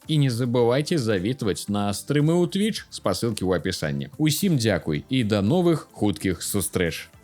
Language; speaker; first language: Belarusian; native; Belarusian